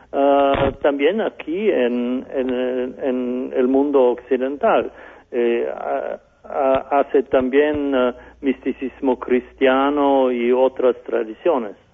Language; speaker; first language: Spanish; non-native, fluent; German